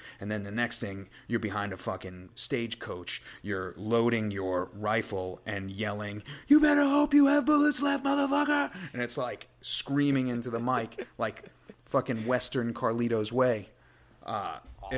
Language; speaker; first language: English; native; English